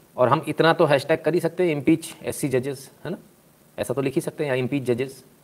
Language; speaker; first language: Hindi; native; Hindi